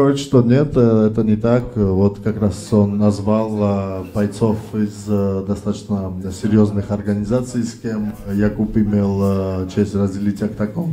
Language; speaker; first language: Russian; non-native, fluent; Georgian